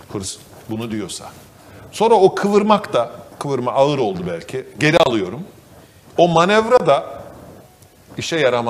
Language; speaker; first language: Turkish; native; Turkish